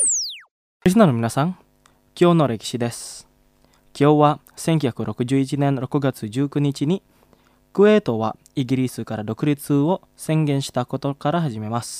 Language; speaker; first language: Japanese; non-native, fluent; Indonesian